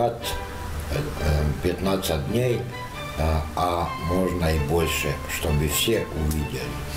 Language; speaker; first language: Russian; non-native, learner; Croatian